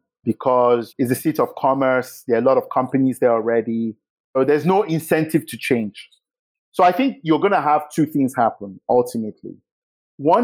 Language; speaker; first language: English; non-native, local second language; Yoruba